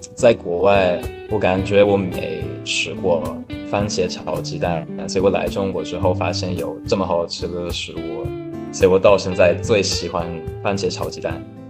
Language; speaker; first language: Chinese; non-native, fluent; English